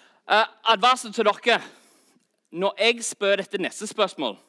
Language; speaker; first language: Norwegian; non-native, fluent; English